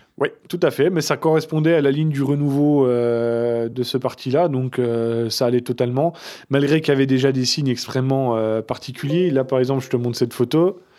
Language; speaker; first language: French; native; French